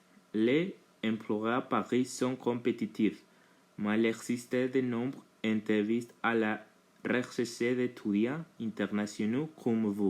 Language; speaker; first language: French; non-native, learner; Spanish